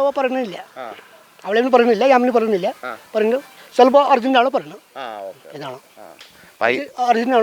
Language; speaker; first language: Malayalam; non-native, learner; Nepali